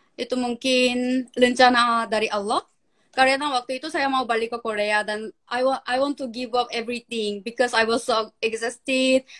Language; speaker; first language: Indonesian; non-native, learner; Korean